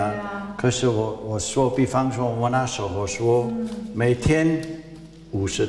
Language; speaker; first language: Chinese; non-native, fluent; German